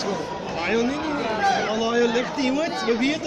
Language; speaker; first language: Dutch; native; Dutch